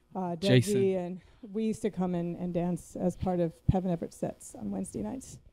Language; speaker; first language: English; native; English